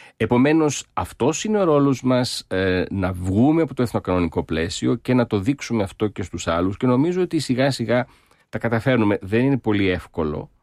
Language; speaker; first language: Greek; early bilingual, heritage; Greek